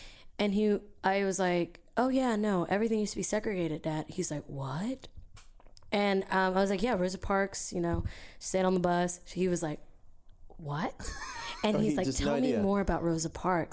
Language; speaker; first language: English; early bilingual, other home language; Spanish